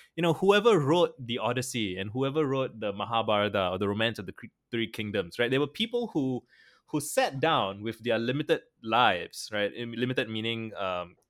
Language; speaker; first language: English; native; English